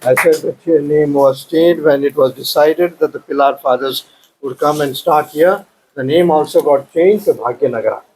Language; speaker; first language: English; non-native, local second language; Kannada